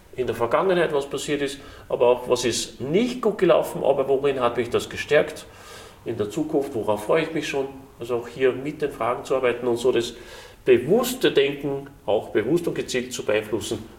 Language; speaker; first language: German; native; German